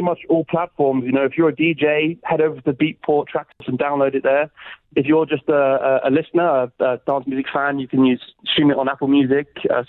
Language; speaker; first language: English; native; English